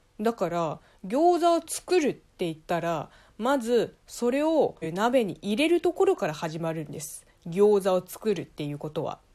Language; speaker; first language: Japanese; non-native, fluent; Chinese